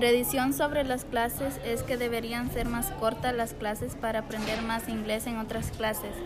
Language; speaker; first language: Spanish; early bilingual, heritage; Spanish